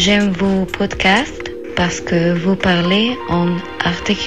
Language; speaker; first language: French; non-native, learner; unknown